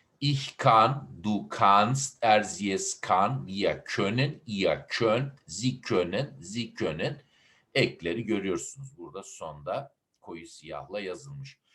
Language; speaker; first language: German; non-native, fluent; Turkish